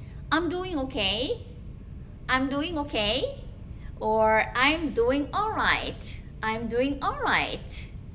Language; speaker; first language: English; non-native, fluent; Korean